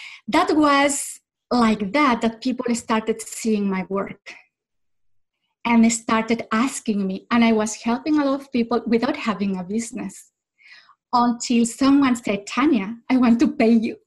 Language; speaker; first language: English; non-native, fluent; Spanish